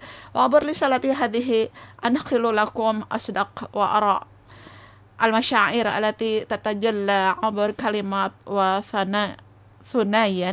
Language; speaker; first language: Arabic; non-native, fluent; Indonesian